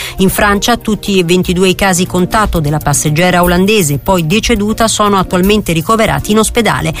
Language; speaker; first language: Italian; native; Italian